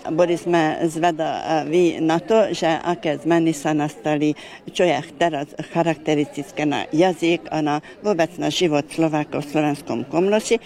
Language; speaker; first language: Slovak; early bilingual, heritage; Slovak